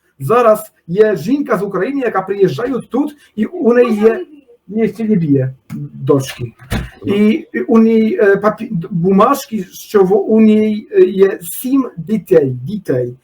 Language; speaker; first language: Polish; non-native, learner; Ukrainian